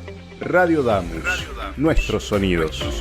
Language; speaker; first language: Spanish; native; Spanish